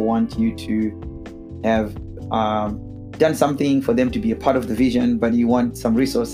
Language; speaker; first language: English; non-native, local second language; Shona